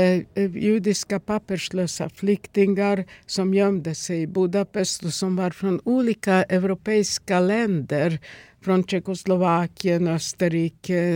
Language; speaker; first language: Swedish; non-native, fluent; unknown